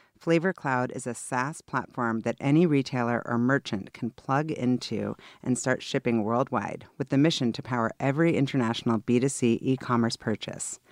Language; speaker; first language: English; native; English